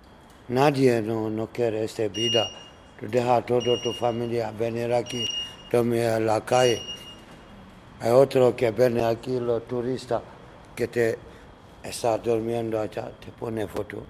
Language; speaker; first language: Spanish; non-native, learner; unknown